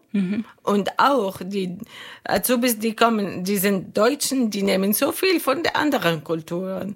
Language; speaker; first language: German; non-native, learner; Arabic